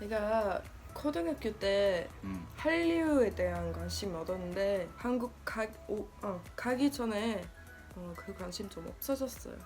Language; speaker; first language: Korean; non-native, learner; Swedish